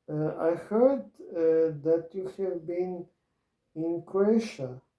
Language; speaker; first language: English; non-native, learner; Croatian